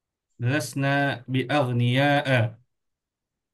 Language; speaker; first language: Arabic; non-native, learner; Indonesian